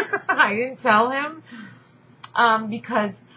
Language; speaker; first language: English; native; English